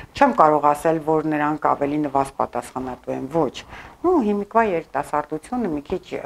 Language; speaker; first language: Armenian; early bilingual, heritage; Armenian